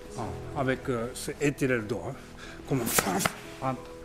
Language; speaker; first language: French; non-native, learner; Japanese